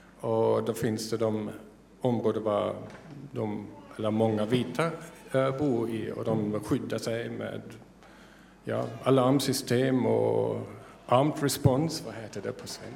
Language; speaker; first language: Swedish; non-native, fluent; German